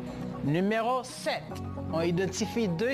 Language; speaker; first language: French; non-native, fluent; Spanish